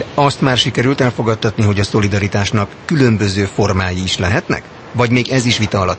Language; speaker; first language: Hungarian; native; Hungarian